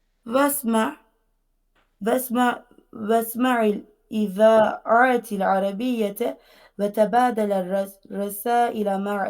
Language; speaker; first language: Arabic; non-native, fluent; Turkish